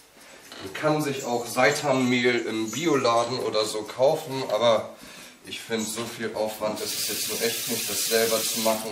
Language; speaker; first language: German; native; German